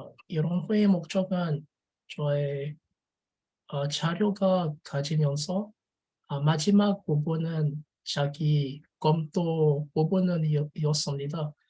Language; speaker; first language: Korean; non-native, learner; French